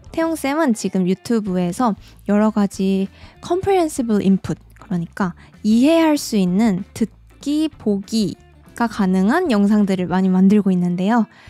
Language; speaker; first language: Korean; native; Korean